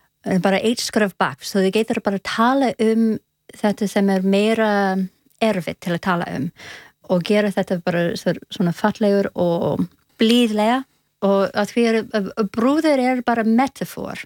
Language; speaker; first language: Icelandic; non-native, learner; English